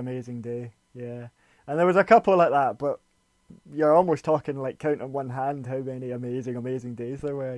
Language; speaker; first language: English; native; English